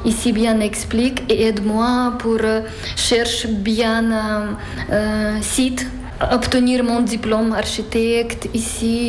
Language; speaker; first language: French; non-native, learner; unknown